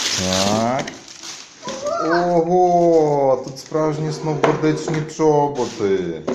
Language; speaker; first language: Ukrainian; native; Ukrainian